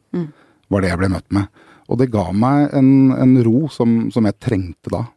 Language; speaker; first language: Norwegian; native; Norwegian